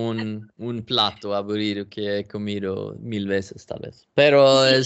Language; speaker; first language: Spanish; non-native, learner; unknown